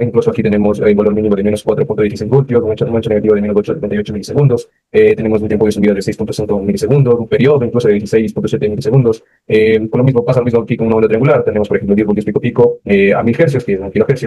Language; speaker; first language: Spanish; native; Spanish